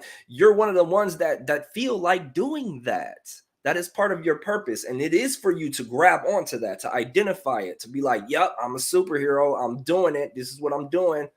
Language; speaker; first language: English; native; English